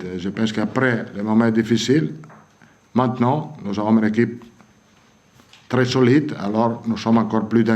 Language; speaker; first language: French; non-native, fluent; Italian